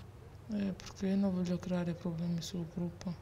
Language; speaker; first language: Italian; non-native, learner; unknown